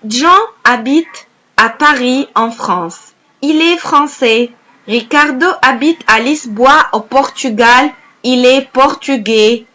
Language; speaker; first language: French; non-native, fluent; Arabic